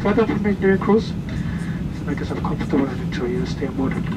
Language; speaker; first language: English; non-native, fluent; German